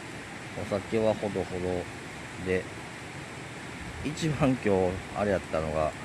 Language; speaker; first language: Japanese; native; Japanese